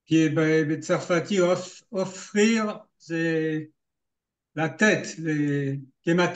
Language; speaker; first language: Hebrew; non-native, fluent; French